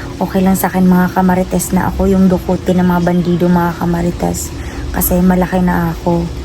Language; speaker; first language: Filipino; non-native, local second language; Cebuano